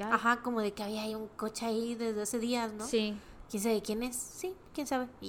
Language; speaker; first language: Spanish; native; Spanish